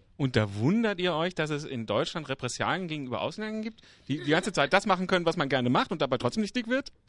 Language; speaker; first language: German; native; German